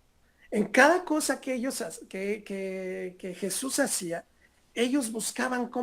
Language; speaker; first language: Spanish; native; Spanish